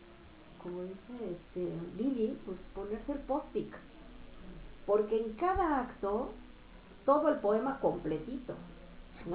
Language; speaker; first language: Spanish; native; Spanish